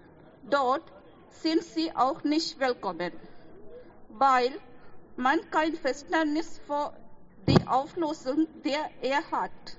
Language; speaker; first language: German; non-native, fluent; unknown